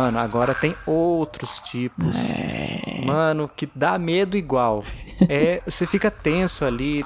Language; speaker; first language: Portuguese; native; Portuguese